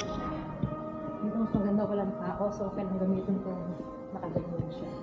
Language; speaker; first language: Filipino; non-native, local second language; Cebuano